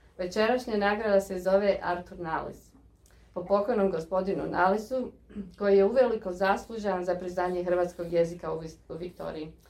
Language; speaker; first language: Croatian; early bilingual, heritage; Croatian